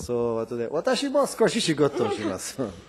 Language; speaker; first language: Japanese; non-native, learner; Hebrew